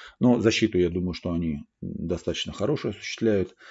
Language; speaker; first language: Russian; native; Russian